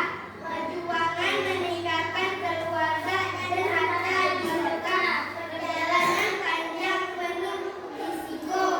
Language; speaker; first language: Indonesian; native; Indonesian